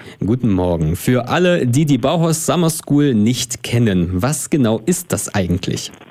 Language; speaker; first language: German; native; German